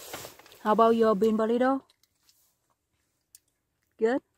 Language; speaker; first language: English; non-native, learner; Thai